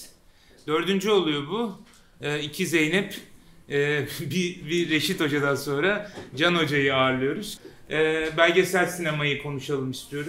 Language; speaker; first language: Turkish; native; Turkish